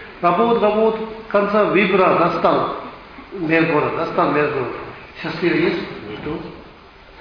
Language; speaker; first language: Russian; non-native, learner; Tibetan